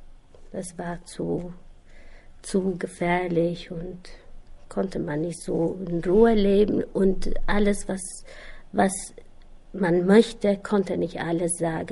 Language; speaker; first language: German; non-native, learner; Albanian